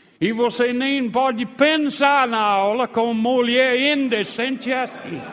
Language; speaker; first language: Portuguese; non-native, fluent; English